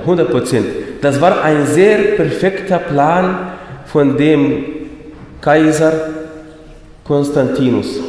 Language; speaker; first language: German; non-native, fluent; Arabic